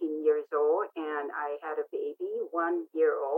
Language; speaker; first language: English; non-native, fluent; Lao